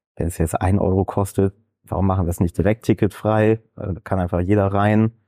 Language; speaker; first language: German; native; German